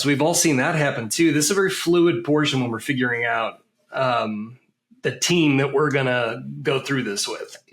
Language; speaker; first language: English; native; English